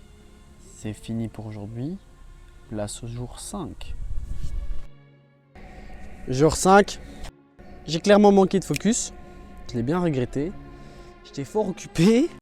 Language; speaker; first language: French; native; French